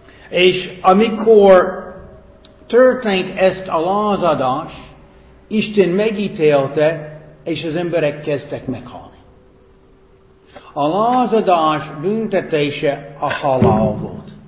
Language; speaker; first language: Hungarian; non-native, fluent; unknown